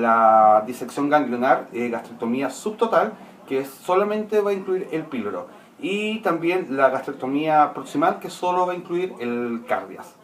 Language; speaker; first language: Spanish; native; Spanish